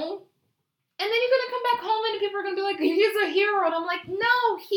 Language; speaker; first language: English; non-native, fluent; Portuguese